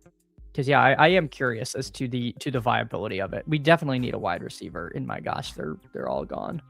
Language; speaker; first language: English; native; English